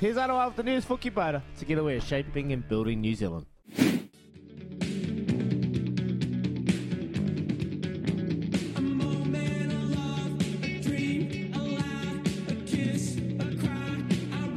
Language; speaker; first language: English; native; English